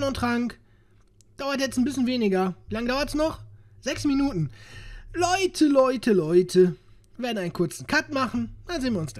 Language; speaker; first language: German; native; German